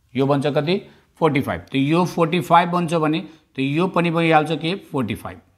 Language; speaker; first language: Nepali; non-native, local second language; Bhojpuri